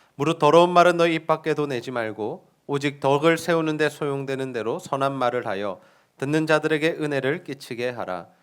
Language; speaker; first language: Korean; native; Korean